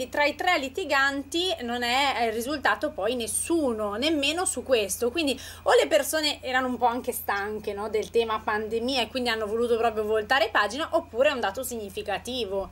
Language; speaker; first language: Italian; native; Italian